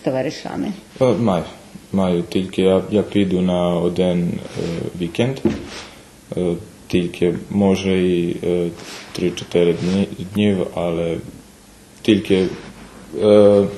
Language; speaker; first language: Ukrainian; early bilingual, heritage; Ukrainian